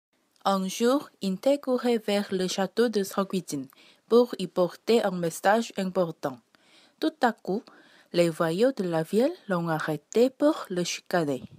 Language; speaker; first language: French; non-native, learner; Korean